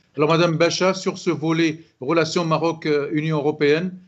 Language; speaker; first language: French; non-native, local second language; Arabic